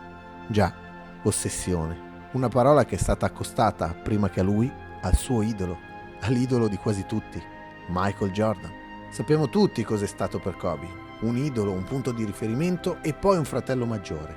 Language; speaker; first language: Italian; native; Italian